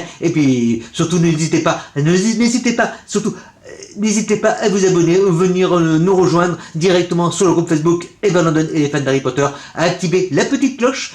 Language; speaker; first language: French; native; French